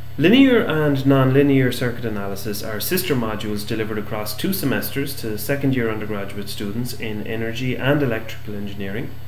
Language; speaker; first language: English; native; English